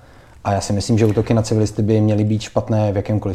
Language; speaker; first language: Czech; native; Czech